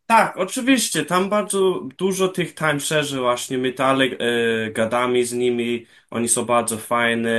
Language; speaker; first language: Polish; early bilingual, heritage; English